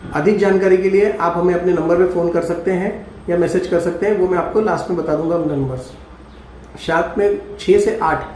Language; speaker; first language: Hindi; native; Hindi